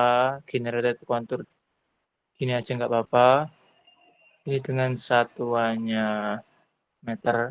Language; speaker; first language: Indonesian; non-native, local second language; Javanese